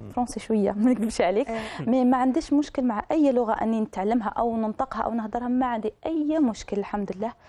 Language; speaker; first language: Arabic; native; Arabic